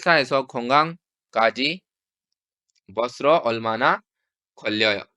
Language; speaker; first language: Korean; non-native, fluent; Urdu